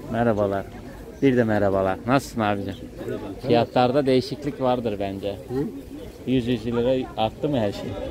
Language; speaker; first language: Turkish; non-native, learner; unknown